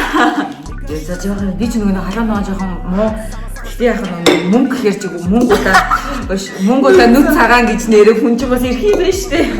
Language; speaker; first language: Mongolian; native; Mongolian